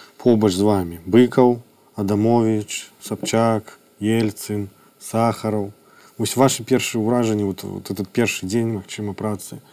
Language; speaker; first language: Belarusian; non-native, local second language; Russian